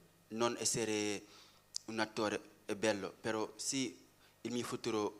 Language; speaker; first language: Italian; non-native, learner; Wolof